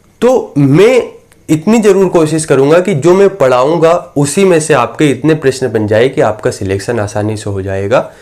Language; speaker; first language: Hindi; native; Hindi